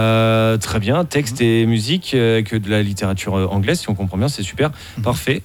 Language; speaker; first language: French; native; French